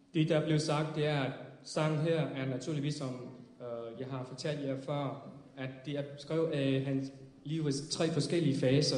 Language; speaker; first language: Danish; non-native, fluent; Vietnamese